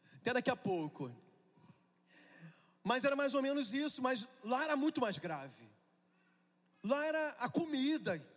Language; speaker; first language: Portuguese; native; Portuguese